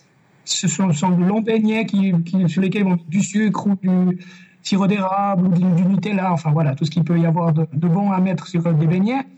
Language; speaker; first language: French; native; French